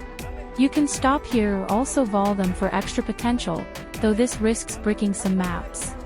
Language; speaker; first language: English; native; English